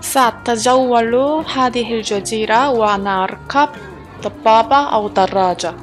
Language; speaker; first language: Arabic; non-native, learner; Korean